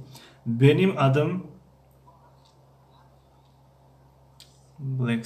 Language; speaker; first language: Turkish; non-native, fluent; Tajik